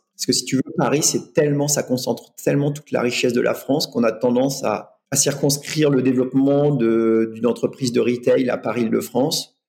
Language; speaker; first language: French; native; French